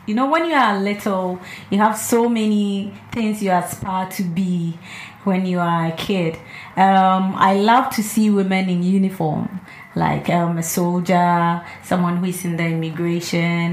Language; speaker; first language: English; non-native, local second language; Ewe